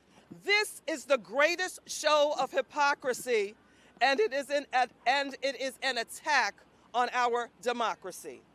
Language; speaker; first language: English; native; English